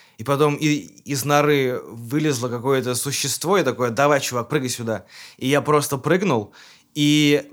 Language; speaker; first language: Russian; native; Russian